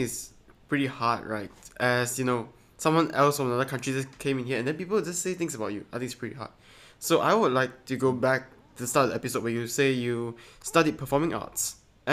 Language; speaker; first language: English; non-native, local second language; Chinese